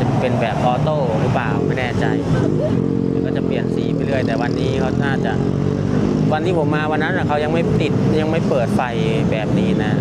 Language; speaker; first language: Thai; native; Thai